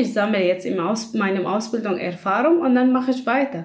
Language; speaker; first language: German; non-native, learner; Kurdish